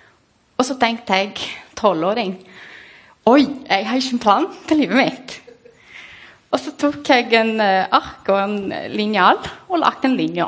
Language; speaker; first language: Norwegian; non-native, fluent; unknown